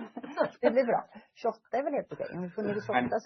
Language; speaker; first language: Swedish; native; Swedish